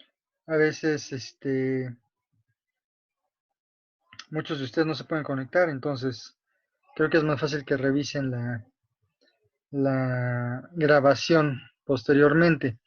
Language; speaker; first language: Spanish; native; Spanish